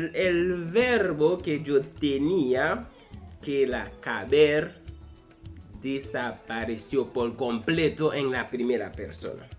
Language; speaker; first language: Spanish; non-native, fluent; Haitian Creole